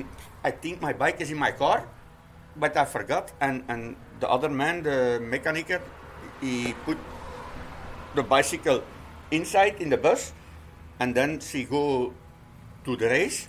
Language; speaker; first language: English; non-native, learner; Dutch